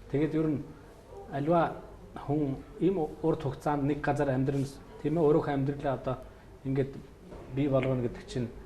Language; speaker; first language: Mongolian; native; Mongolian